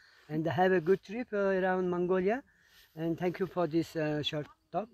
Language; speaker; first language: English; non-native, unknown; Mongolian